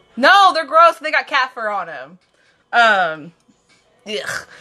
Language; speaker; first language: English; native; English